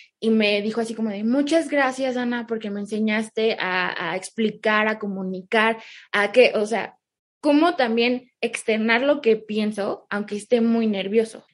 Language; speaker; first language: Spanish; early bilingual, heritage; Spanish